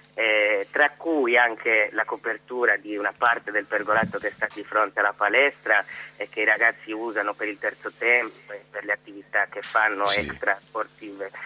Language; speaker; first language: Italian; native; Italian